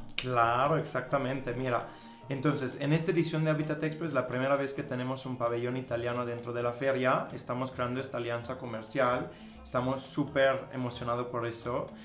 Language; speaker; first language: Spanish; non-native, fluent; Italian